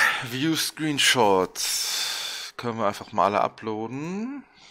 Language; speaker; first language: German; native; German